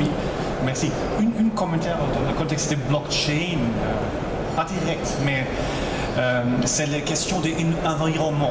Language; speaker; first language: French; non-native, local second language; German